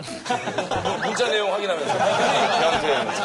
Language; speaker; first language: Korean; native; Korean